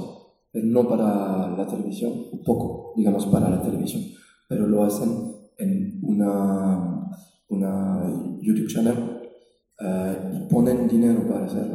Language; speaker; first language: Spanish; non-native, fluent; French